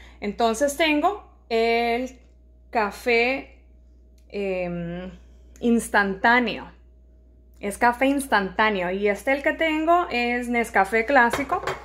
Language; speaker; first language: Spanish; early bilingual, heritage; Spanish